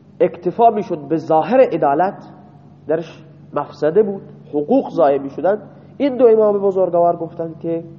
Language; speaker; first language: Persian; non-native, local second language; Baluchi